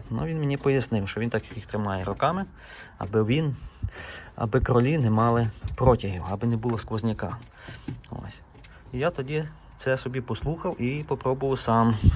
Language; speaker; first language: Ukrainian; native; Ukrainian